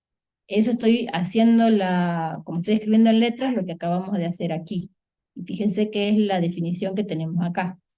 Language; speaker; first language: Spanish; native; Spanish